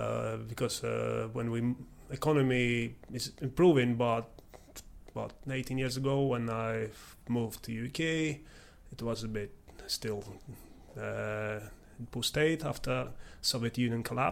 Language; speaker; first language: English; non-native, fluent; Latvian